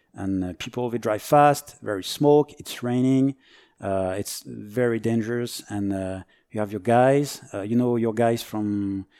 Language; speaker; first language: English; non-native, fluent; French